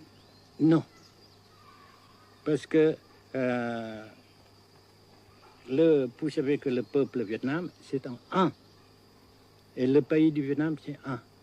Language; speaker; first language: French; non-native, fluent; Vietnamese